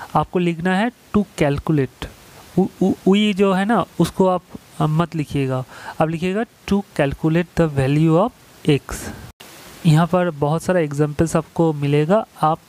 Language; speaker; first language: Hindi; non-native, local second language; Bangla